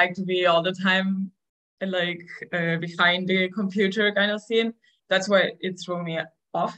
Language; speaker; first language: English; non-native, fluent; Spanish